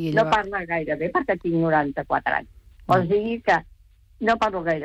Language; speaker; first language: Catalan; native; Catalan